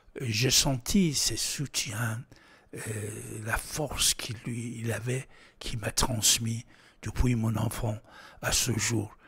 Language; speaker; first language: French; non-native, fluent; Persian